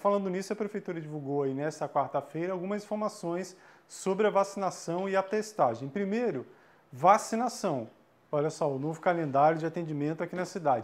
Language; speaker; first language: Portuguese; native; Portuguese